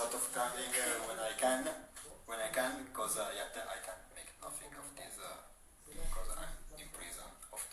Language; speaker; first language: English; non-native, learner; Italian